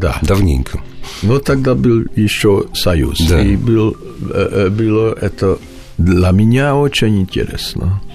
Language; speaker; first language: Russian; non-native, learner; Hungarian